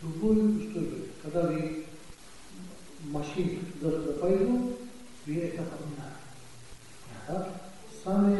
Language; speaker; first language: Russian; non-native, learner; Tibetan